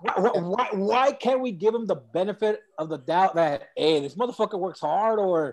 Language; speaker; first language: English; early bilingual, other home language; Spanish